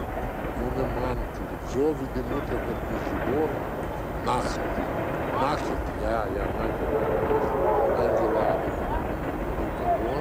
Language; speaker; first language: German; non-native, learner; Yiddish